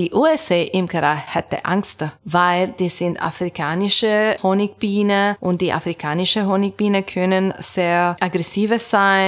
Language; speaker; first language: German; non-native, learner; Italian